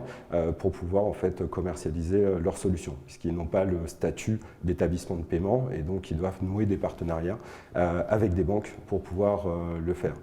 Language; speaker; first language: French; native; French